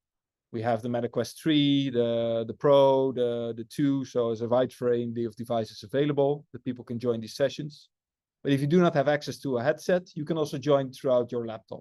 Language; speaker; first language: English; non-native, fluent; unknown